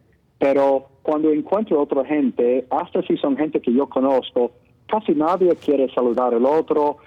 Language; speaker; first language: Spanish; non-native, fluent; Italian